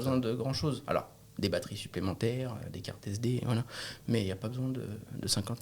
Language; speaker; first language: French; native; French